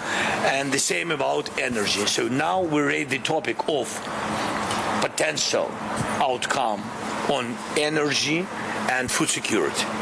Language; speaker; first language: English; non-native, learner; Russian